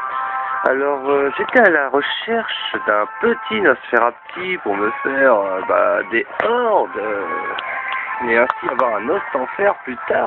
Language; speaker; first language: French; native; French